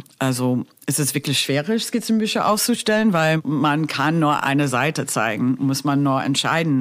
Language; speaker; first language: German; non-native, fluent; English